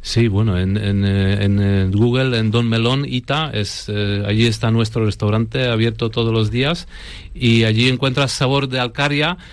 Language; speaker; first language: Spanish; non-native, fluent; Polish